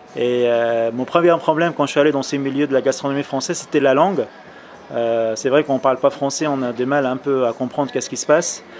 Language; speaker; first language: French; non-native, fluent; Arabic